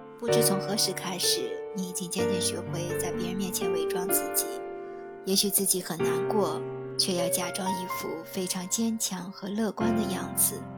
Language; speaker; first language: Chinese; native; Chinese